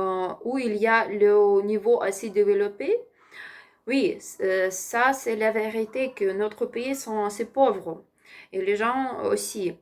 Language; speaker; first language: French; non-native, learner; Ukrainian